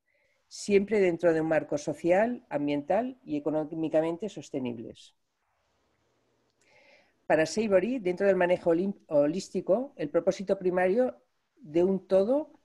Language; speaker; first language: Spanish; native; Spanish